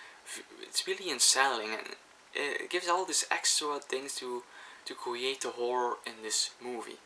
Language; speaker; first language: English; non-native, fluent; Dutch